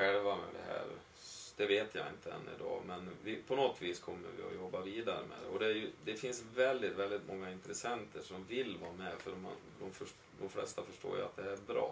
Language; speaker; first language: Swedish; native; Swedish